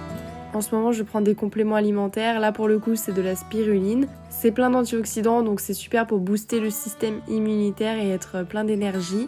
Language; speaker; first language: French; native; French